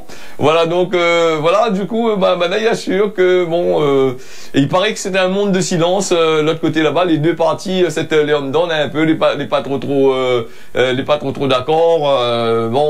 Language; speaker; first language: French; non-native, local second language; Réunion Creole French